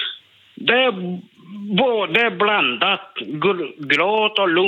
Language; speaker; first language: Swedish; non-native, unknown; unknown